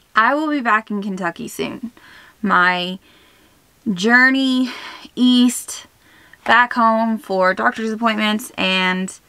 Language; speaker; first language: English; native; English